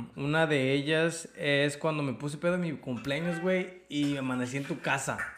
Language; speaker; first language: Spanish; early bilingual, other home language; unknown